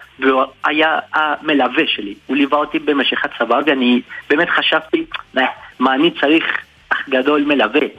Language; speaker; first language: Hebrew; non-native, fluent; Spanish